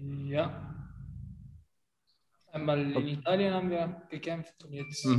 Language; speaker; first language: German; non-native, fluent; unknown